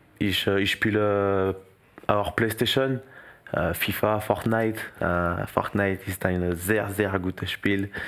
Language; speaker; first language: German; non-native, learner; French